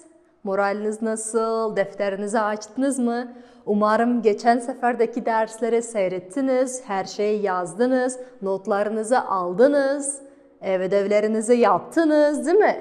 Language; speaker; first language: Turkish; non-native, fluent; Kazakh